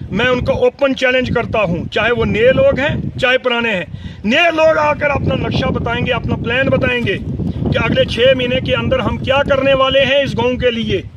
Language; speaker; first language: Urdu; non-native, local second language; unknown